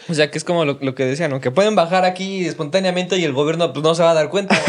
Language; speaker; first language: Spanish; native; Spanish